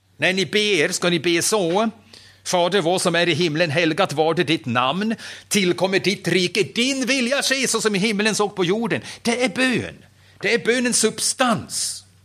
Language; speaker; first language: Swedish; non-native, fluent; German